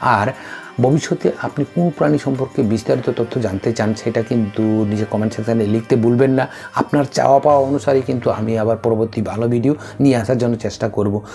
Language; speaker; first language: Bangla; non-native, local second language; Kok Borok